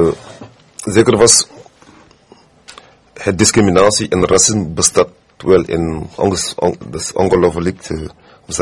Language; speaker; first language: Dutch; non-native, fluent; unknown